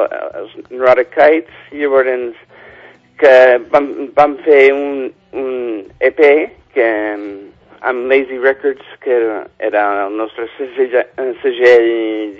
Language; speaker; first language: Catalan; non-native, fluent; English